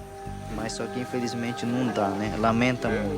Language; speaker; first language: Portuguese; non-native, local second language; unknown